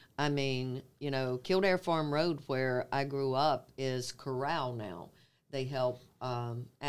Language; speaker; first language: English; native; English